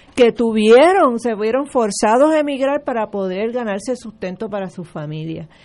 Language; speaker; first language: Spanish; early bilingual, other home language; English